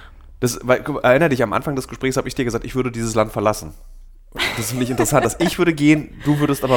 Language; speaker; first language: German; native; German